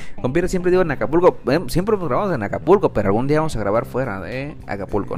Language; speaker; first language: Spanish; native; Spanish